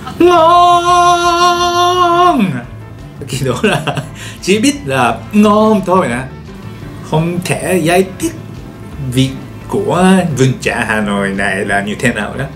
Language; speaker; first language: Vietnamese; non-native, learner; Japanese